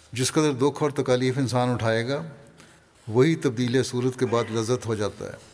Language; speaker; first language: Urdu; native; Urdu